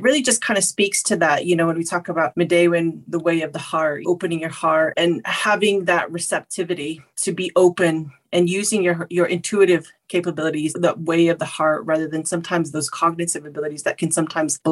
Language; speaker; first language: English; native; English